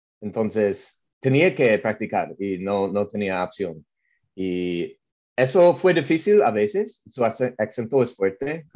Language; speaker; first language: Spanish; non-native, learner; English